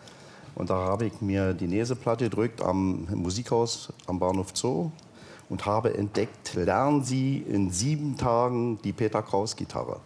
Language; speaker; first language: German; native; German